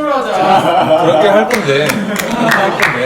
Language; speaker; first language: Korean; native; Korean